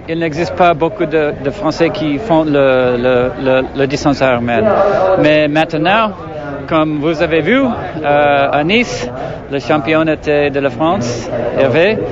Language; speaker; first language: French; non-native, learner; English